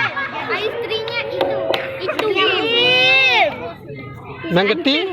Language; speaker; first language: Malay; non-native, learner; Bangla